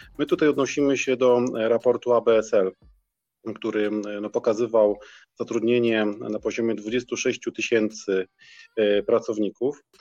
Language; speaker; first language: Polish; native; Polish